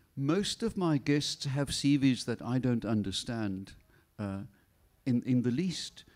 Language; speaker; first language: English; non-native, local second language; Afrikaans